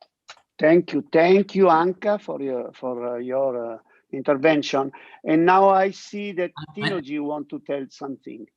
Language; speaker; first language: English; non-native, learner; Italian